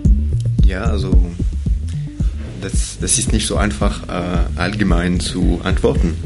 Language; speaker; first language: German; non-native, fluent; French